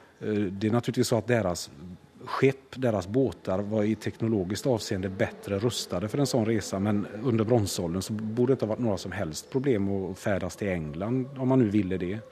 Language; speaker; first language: Swedish; native; Swedish